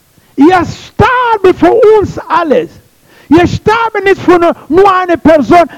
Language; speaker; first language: German; non-native, learner; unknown